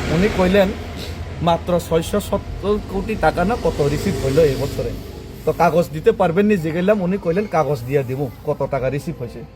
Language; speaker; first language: Bangla; non-native, local second language; Kok Borok